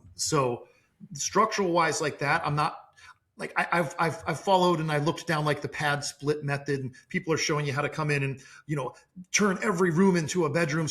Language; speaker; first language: English; native; English